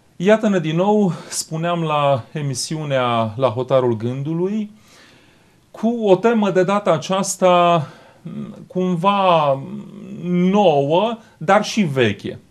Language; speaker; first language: Romanian; native; Romanian